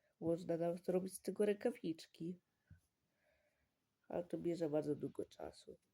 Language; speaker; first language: Polish; early bilingual, heritage; Polish